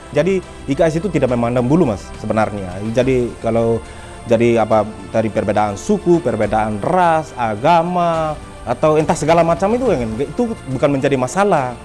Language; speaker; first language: Indonesian; non-native, local second language; Tetum